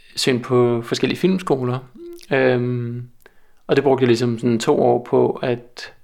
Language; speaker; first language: Danish; native; Danish